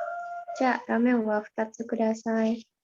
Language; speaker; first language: Japanese; non-native, learner; Indonesian